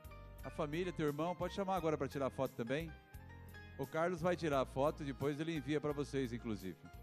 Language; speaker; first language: Portuguese; native; Portuguese